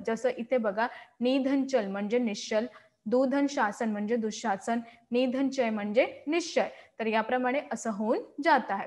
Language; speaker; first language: Marathi; non-native, local second language; Hindi